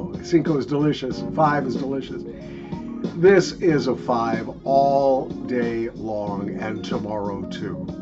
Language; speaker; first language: English; native; English